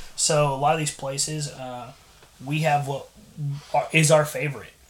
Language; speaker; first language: English; native; English